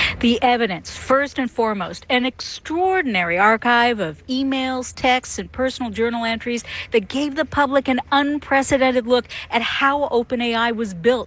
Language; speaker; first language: English; native; English